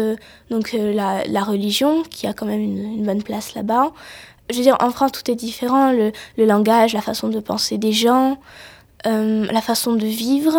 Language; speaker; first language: French; native; French